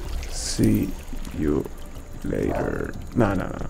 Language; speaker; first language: English; non-native, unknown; Spanish